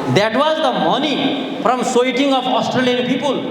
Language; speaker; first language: English; non-native, local second language; Nepali